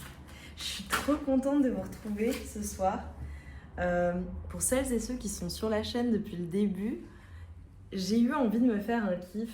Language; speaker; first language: French; native; French